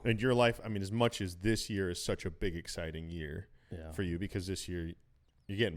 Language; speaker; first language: English; native; English